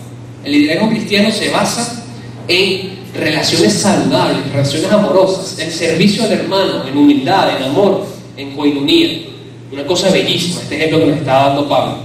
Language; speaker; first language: Spanish; native; Spanish